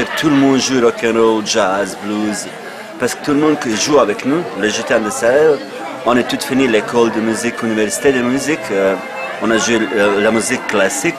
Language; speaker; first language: French; non-native, fluent; Bosnian